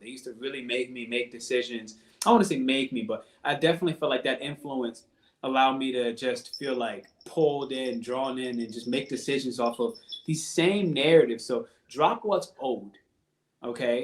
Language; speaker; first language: English; native; English